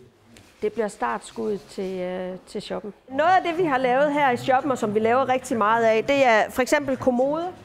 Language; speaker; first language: Danish; native; Danish